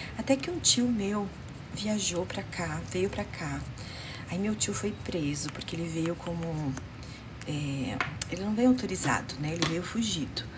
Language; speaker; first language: Portuguese; early bilingual, other home language; Romanian